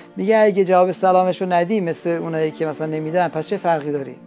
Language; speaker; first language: Persian; non-native, local second language; Armenian